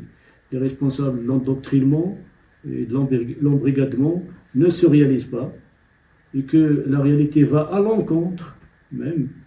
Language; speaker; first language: French; non-native, local second language; Tachelhit